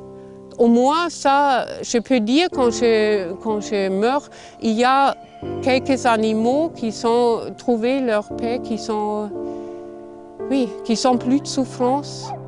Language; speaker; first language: French; non-native, fluent; German